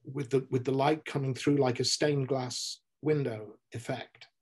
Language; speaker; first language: English; native; English